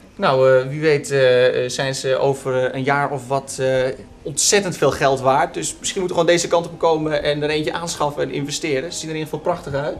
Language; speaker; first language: Dutch; native; Dutch